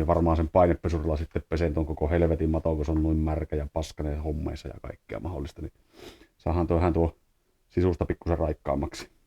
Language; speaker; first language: Finnish; early bilingual, heritage; Finnish